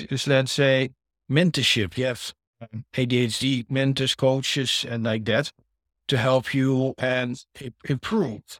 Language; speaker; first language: English; non-native, fluent; Dutch